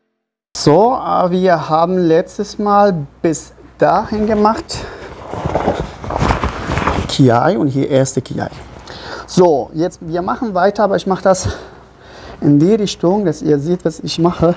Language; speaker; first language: German; non-native, fluent; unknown